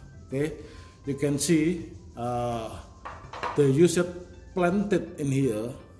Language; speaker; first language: English; non-native, learner; Indonesian